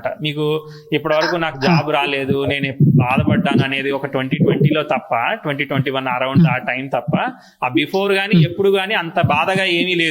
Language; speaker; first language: Telugu; native; Telugu